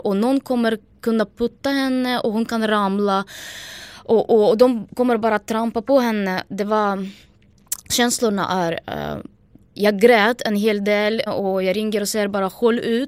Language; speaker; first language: Swedish; non-native, fluent; Ukrainian